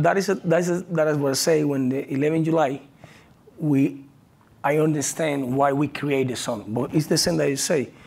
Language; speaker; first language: English; non-native, learner; Spanish